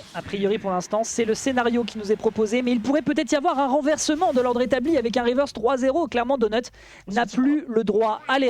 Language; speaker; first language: French; native; French